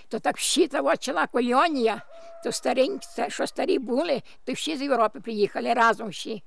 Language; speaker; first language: Ukrainian; early bilingual, heritage; Ukrainian